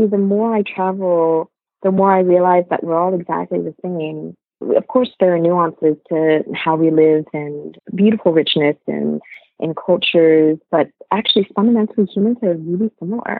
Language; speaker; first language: English; native; English